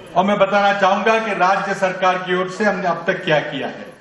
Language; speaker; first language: Hindi; non-native, local second language; Marathi